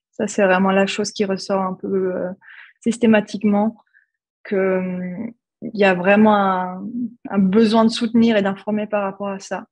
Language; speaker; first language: French; non-native, fluent; German